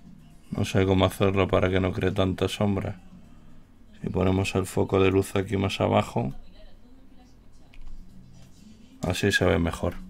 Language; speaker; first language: Spanish; native; Spanish